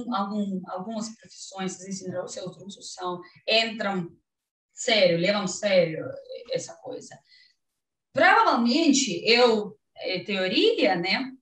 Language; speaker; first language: Portuguese; non-native, learner; Russian